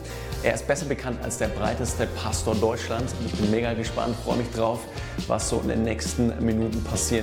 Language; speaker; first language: German; native; German